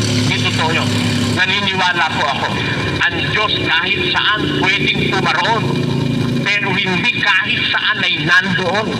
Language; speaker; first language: Filipino; native; Filipino